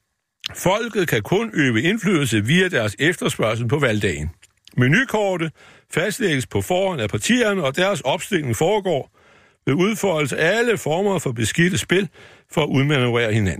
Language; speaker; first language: Danish; native; Danish